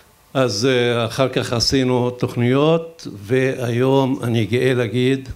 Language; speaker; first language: Hebrew; non-native, local second language; Arabic